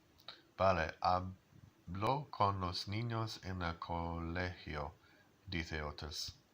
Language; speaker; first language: Spanish; non-native, learner; English